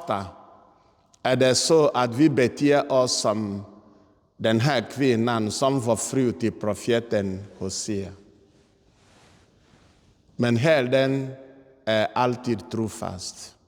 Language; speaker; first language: Swedish; non-native, fluent; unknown